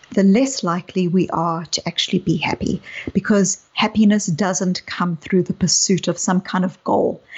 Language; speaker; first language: English; native; English